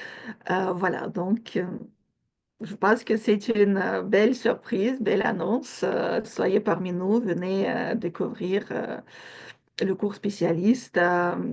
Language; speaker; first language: French; non-native, fluent; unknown